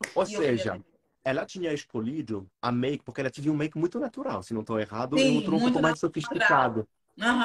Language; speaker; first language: Portuguese; non-native, fluent; French